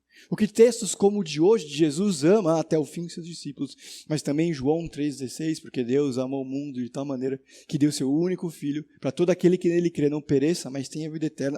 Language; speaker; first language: Portuguese; native; Portuguese